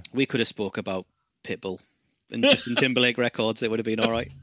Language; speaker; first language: English; native; English